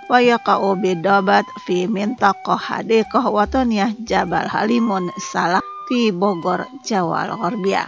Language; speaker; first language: Arabic; non-native, fluent; Indonesian